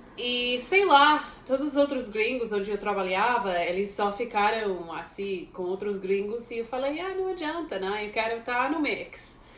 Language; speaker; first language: Portuguese; non-native, fluent; English